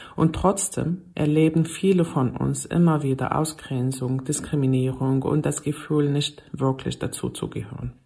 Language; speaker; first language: German; non-native, fluent; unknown